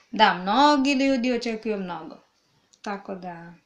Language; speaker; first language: Serbian; non-native, learner; Swahili